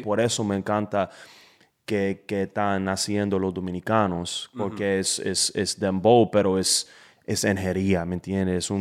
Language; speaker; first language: Spanish; non-native, learner; English